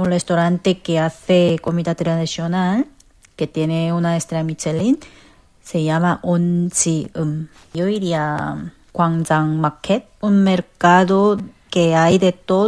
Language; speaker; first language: Spanish; non-native, fluent; Korean